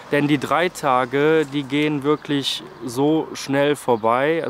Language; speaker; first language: German; native; German